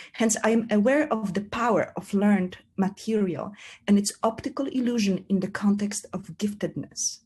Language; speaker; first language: English; non-native, fluent; Polish